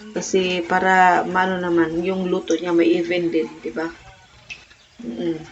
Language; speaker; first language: Filipino; non-native, local second language; Cebuano